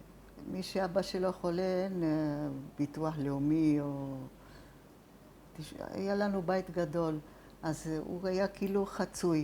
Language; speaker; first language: Hebrew; non-native, fluent; Italian